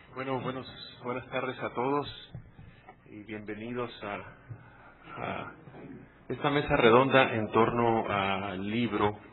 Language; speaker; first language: Spanish; native; Spanish